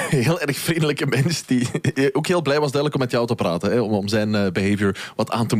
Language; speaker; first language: Dutch; native; Dutch